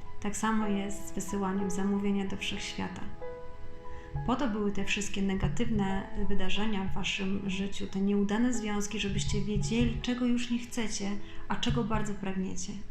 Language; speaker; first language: Polish; native; Polish